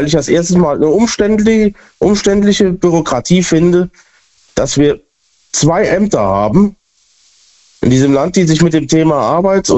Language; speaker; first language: German; native; German